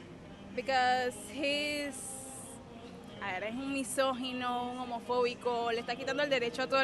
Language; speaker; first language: Spanish; native; Spanish